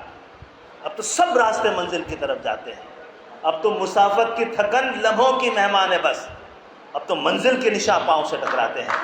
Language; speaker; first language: Urdu; native; Urdu